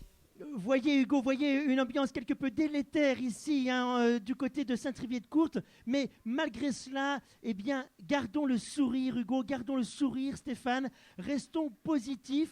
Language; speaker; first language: French; native; French